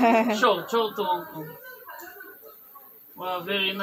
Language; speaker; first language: English; non-native, learner; Hebrew